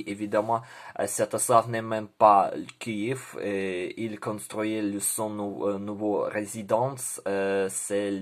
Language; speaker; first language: French; non-native, learner; Ukrainian